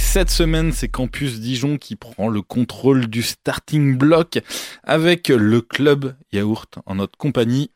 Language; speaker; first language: French; native; French